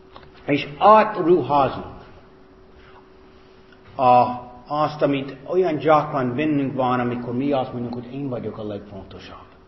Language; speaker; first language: Hungarian; non-native, fluent; English